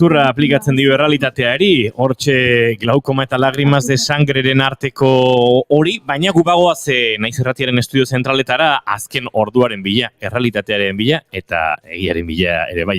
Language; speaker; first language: Basque; native; Basque